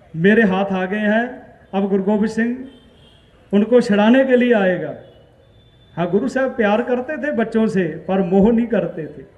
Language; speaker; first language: Hindi; non-native, local second language; Punjabi